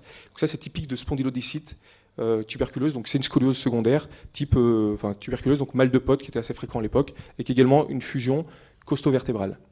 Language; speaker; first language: French; native; French